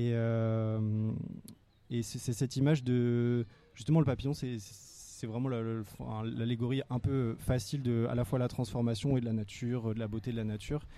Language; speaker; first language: French; native; French